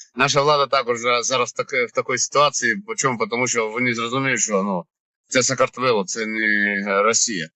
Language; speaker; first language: Ukrainian; non-native, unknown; Georgian